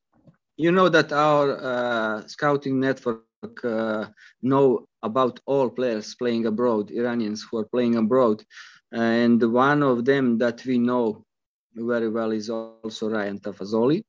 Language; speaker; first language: English; non-native, fluent; Croatian